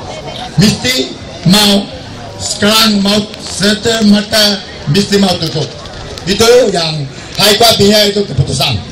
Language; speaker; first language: Indonesian; non-native, local second language; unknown